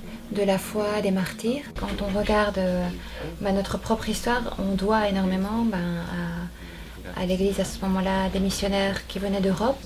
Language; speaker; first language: French; non-native, fluent; Korean